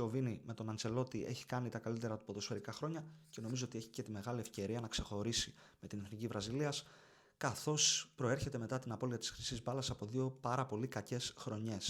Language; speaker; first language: Greek; native; Greek